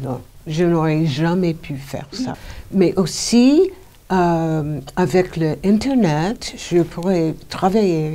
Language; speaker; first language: French; non-native, fluent; English